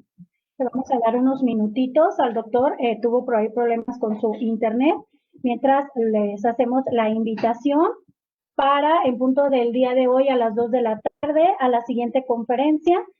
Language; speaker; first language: Spanish; native; Spanish